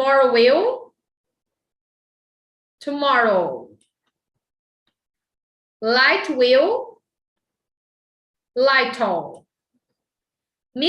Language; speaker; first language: English; non-native, fluent; Portuguese